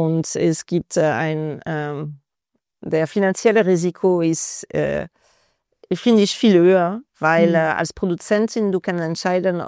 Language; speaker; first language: German; non-native, fluent; French